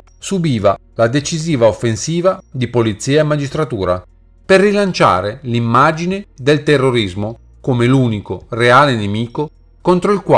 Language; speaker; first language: Italian; native; Italian